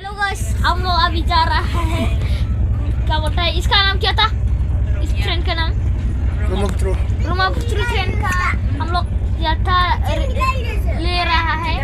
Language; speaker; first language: Hindi; non-native, local second language; Bodo